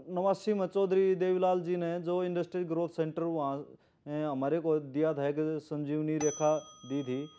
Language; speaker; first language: Hindi; native; Hindi